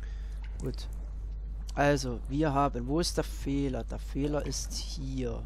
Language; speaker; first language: German; native; German